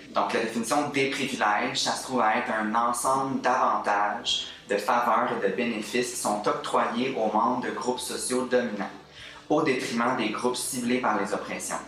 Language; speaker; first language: French; native; French